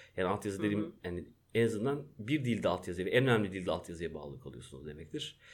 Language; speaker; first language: Turkish; native; Turkish